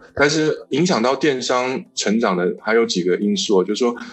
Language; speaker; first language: Chinese; early bilingual, heritage; Chinese